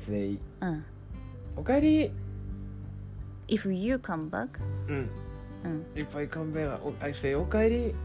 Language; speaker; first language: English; non-native, fluent; Korean